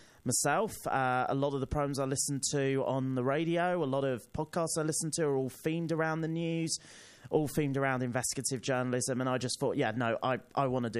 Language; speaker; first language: English; native; English